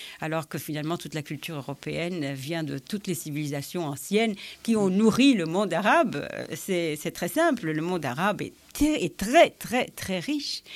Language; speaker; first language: French; non-native, fluent; Arabic